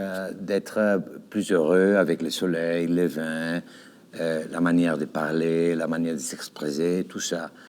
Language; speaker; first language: French; non-native, learner; Catalan